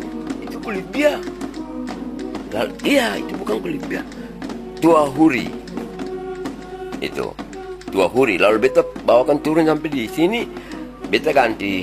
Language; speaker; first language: Indonesian; non-native, local second language; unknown